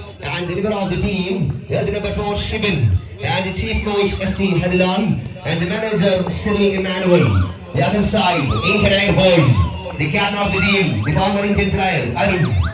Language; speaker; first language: English; non-native, local second language; Malayalam